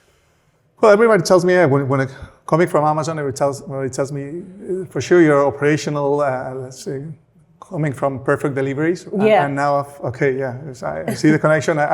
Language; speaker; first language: English; non-native, fluent; Spanish